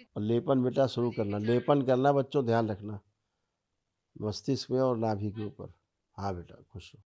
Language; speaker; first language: Hindi; native; Hindi